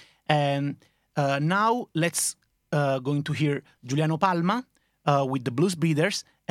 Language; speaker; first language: English; non-native, fluent; Italian